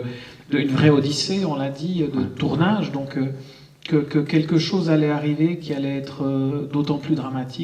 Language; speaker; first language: French; native; French